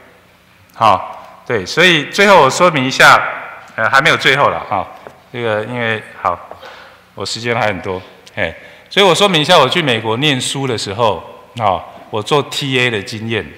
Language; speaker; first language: Chinese; native; Chinese